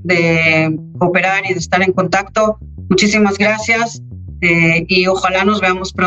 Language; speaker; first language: Spanish; non-native, fluent; Hebrew